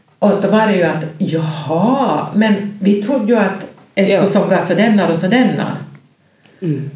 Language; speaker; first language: Swedish; native; Swedish